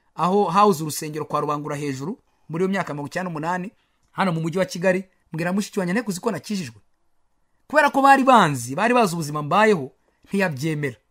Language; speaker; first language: Kinyarwanda; native; Kinyarwanda